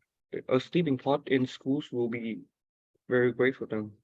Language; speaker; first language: English; non-native, learner; Vietnamese